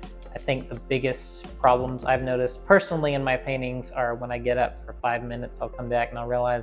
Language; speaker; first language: English; native; English